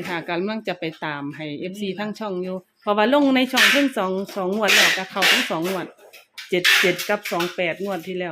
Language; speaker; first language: Thai; native; Thai